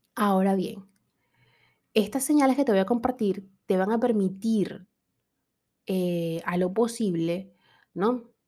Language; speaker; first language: Spanish; native; Spanish